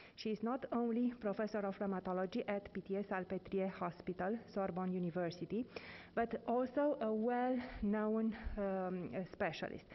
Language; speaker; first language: English; non-native, fluent; Romanian